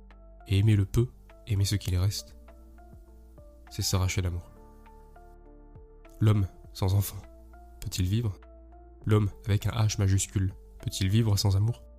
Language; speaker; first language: French; native; French